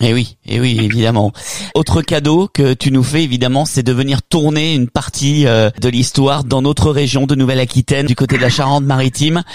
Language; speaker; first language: French; native; French